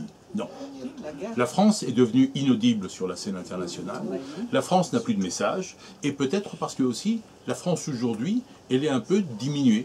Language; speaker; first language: French; native; French